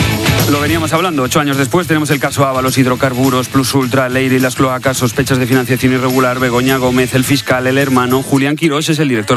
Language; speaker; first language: Spanish; native; Spanish